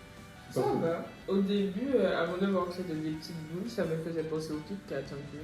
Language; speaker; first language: French; native; French